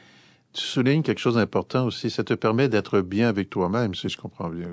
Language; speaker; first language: French; native; French